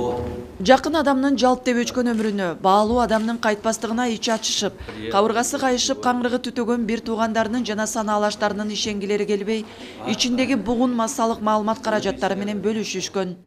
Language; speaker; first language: Kyrgyz; native; Kyrgyz